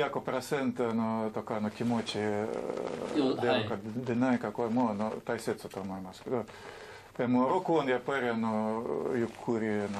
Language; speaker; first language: Japanese; non-native, learner; Russian